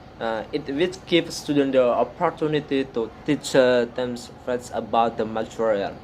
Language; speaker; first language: English; non-native, learner; Indonesian